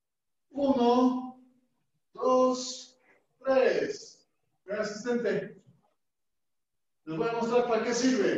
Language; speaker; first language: Spanish; native; Spanish